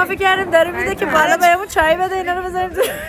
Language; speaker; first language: Persian; native; Persian